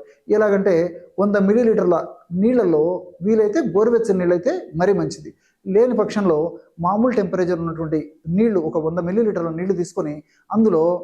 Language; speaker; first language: Telugu; native; Telugu